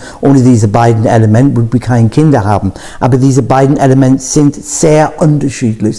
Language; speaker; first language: German; non-native, fluent; English